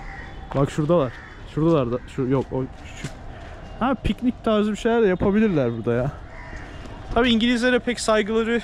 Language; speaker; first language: Turkish; native; Turkish